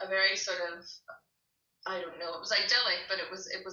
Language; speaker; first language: English; native; English